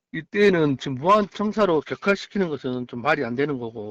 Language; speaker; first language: Korean; native; Korean